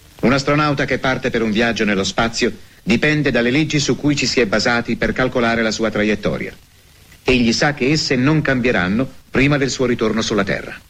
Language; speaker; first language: Italian; native; Italian